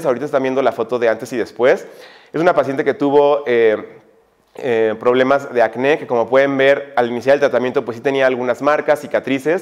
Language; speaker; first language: Spanish; native; Spanish